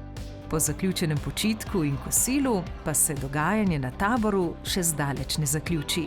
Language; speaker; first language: Slovenian; native; Slovenian